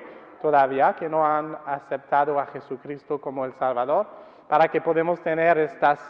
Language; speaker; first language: Spanish; non-native, fluent; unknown